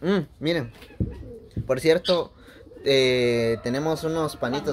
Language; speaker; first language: Spanish; native; Spanish